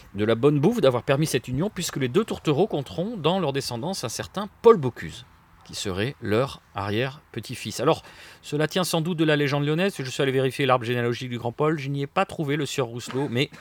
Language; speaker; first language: French; native; French